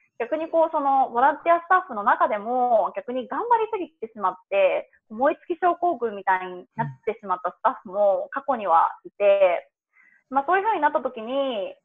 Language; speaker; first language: Japanese; native; Japanese